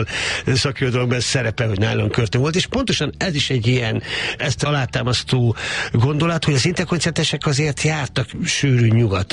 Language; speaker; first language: Hungarian; native; Hungarian